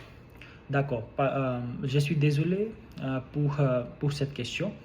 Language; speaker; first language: French; non-native, learner; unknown